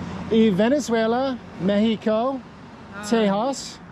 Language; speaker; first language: Spanish; non-native, learner; English